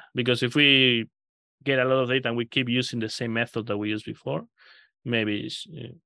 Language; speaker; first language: English; non-native, fluent; Spanish